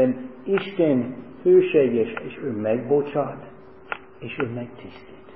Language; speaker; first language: Hungarian; non-native, fluent; English